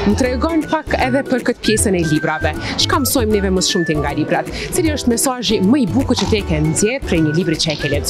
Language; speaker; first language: Albanian; native; Albanian